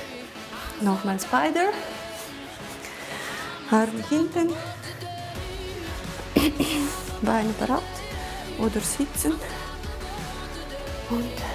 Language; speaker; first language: German; non-native, learner; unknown